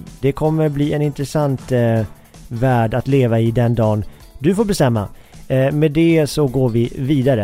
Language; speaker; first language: Swedish; native; Swedish